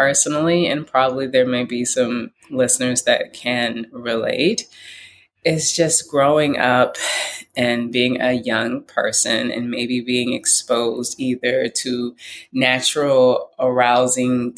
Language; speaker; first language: English; native; English